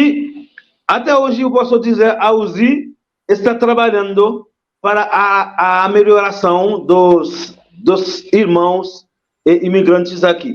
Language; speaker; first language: Portuguese; non-native, fluent; Haitian Creole